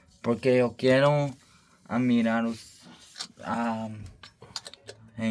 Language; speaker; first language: Spanish; early bilingual, heritage; Spanish